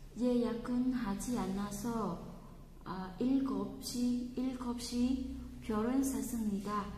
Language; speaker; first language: Korean; non-native, fluent; Vietnamese